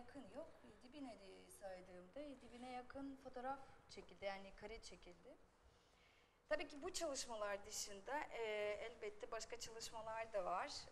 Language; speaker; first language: Turkish; non-native, fluent; Russian